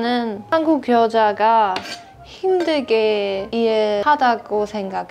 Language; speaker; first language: Korean; non-native, learner; German